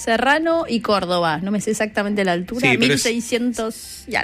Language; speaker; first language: Spanish; native; Spanish